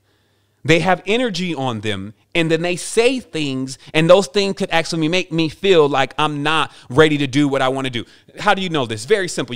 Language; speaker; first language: English; native; English